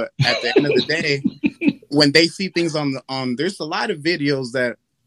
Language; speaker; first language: English; early bilingual, other home language; Spanish